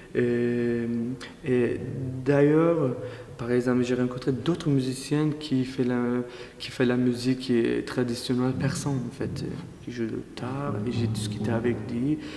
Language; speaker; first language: French; non-native, fluent; Kurdish